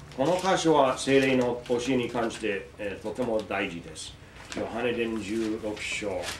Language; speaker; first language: Japanese; non-native, fluent; English